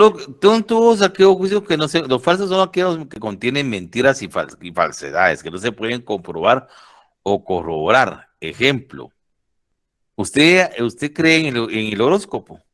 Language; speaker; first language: Spanish; native; Spanish